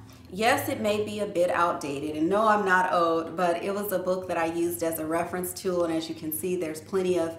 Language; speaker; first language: English; native; English